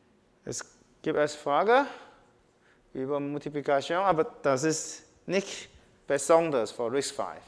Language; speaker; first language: German; non-native, learner; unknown